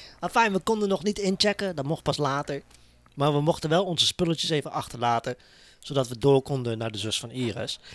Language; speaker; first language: Dutch; native; Dutch